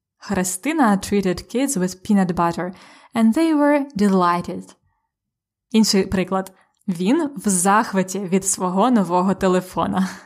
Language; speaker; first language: Ukrainian; native; Ukrainian